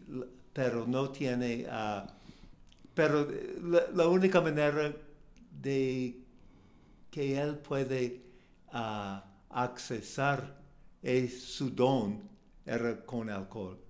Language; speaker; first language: Spanish; non-native, learner; English